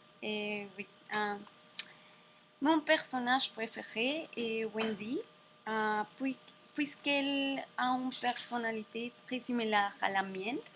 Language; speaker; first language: French; non-native, learner; Spanish